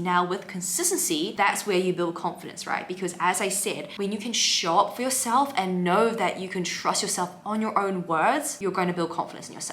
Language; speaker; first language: English; native; English